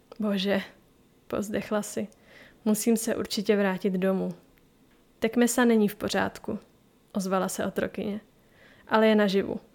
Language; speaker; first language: Czech; native; Czech